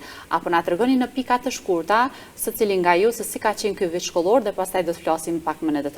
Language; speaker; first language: Albanian; native; Albanian